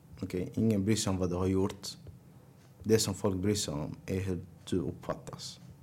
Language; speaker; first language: Swedish; early bilingual, other home language; Arabic